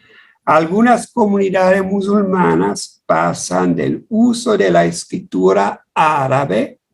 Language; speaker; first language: Spanish; non-native, fluent; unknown